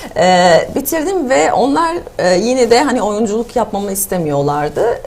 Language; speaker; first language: Turkish; non-native, fluent; Arabic